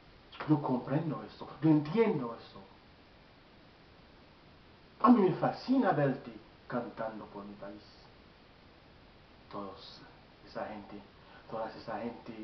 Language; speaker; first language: Spanish; non-native, learner; Haitian Creole